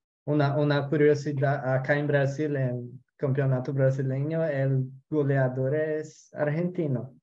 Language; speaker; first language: Spanish; non-native, local second language; Portuguese